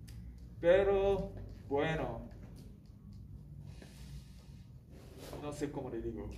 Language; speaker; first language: Spanish; non-native, learner; Japanese